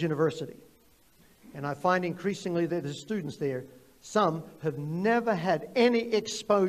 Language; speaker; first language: English; native; English